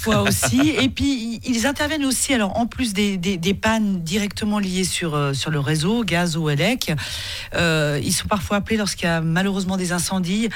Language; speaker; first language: French; native; French